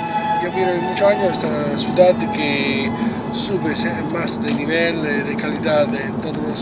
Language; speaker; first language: Spanish; non-native, fluent; Italian